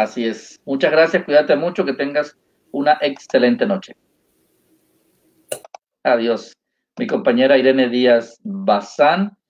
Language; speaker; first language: Spanish; native; Spanish